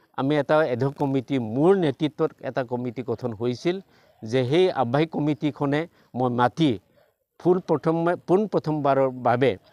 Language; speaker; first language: Assamese; non-native, local second language; Bodo